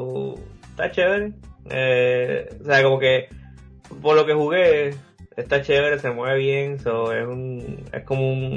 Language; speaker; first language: Spanish; native; Spanish